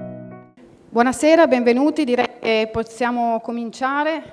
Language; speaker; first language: Italian; native; Italian